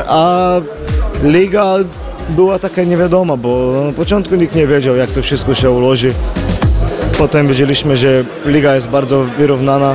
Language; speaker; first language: Polish; non-native, fluent; Slovenian